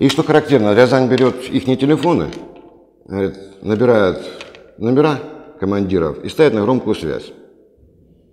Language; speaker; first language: Russian; native; Russian